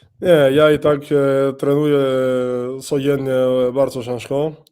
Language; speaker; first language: Polish; non-native, learner; Spanish